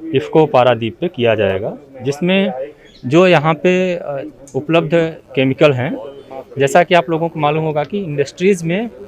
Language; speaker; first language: Hindi; native; Hindi